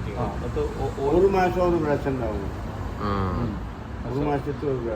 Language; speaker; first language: Malayalam; early bilingual, heritage; Malayalam